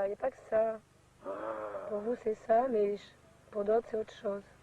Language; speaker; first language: French; native; French